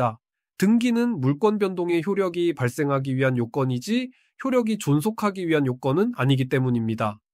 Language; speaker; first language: Korean; native; Korean